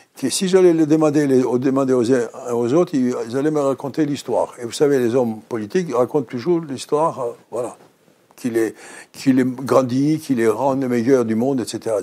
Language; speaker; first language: French; non-native, fluent; Greek